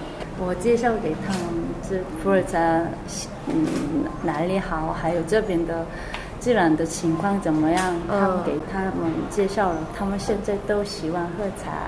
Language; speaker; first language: Chinese; non-native, learner; Korean